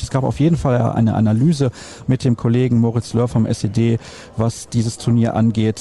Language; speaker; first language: German; native; German